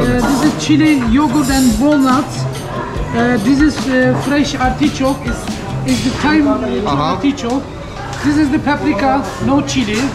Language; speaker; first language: English; non-native, fluent; Turkish